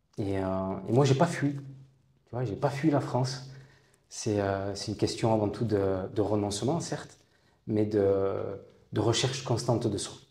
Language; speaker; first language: French; native; French